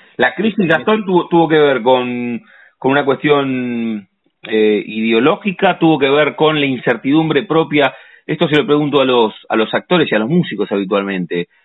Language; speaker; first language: Spanish; native; Spanish